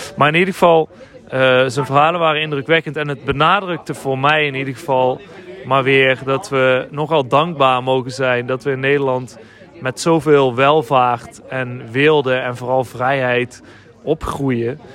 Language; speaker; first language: Dutch; native; Dutch